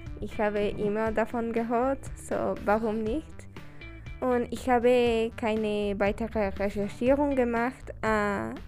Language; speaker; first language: German; non-native, learner; Spanish